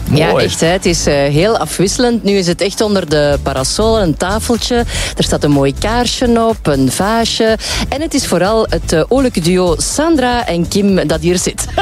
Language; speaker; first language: Dutch; native; Dutch